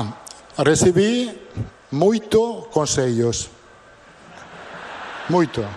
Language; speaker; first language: Portuguese; non-native, fluent; Italian